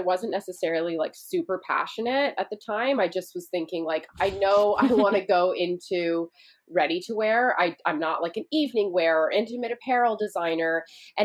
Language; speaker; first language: English; native; English